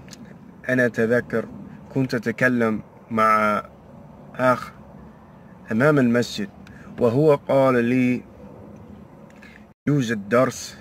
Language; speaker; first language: Arabic; non-native, learner; English